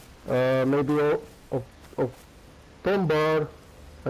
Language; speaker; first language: English; non-native, learner; Romanian